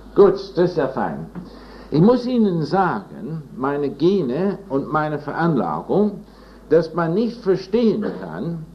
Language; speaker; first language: German; non-native, fluent; English